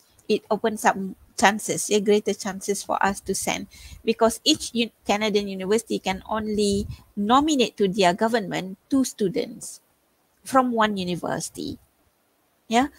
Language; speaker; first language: English; non-native, local second language; Malay